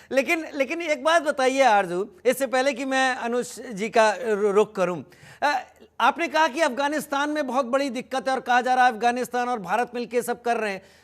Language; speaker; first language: Hindi; native; Hindi